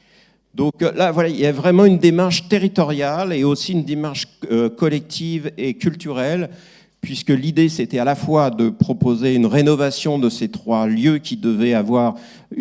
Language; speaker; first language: French; native; French